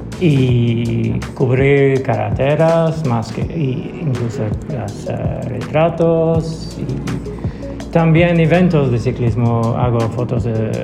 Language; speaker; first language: Spanish; non-native, learner; English